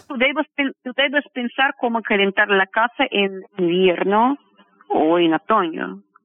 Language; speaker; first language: Spanish; non-native, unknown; Russian